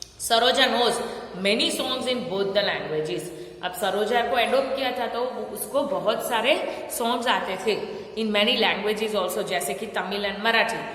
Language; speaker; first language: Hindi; non-native, local second language; Gujarati